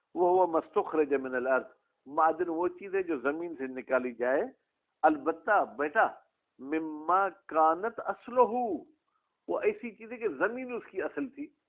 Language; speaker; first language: Urdu; non-native, local second language; Sindhi